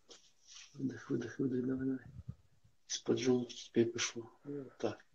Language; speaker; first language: Russian; native; Russian